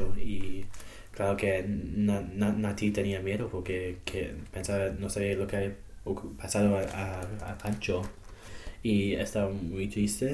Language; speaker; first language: Spanish; non-native, learner; English